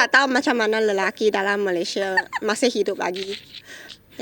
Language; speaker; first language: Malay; non-native, local second language; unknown